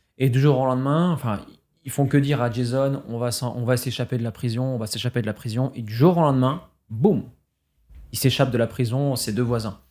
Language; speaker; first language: French; native; French